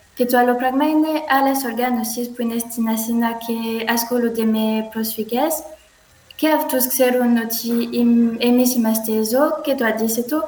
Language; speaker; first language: Greek; non-native, learner; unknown